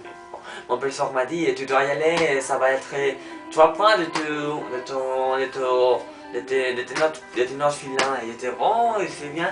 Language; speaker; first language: French; non-native, learner; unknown